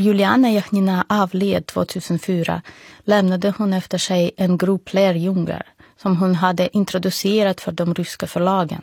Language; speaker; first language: Swedish; non-native, fluent; Russian